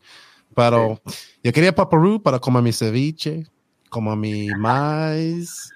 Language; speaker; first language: Spanish; non-native, learner; English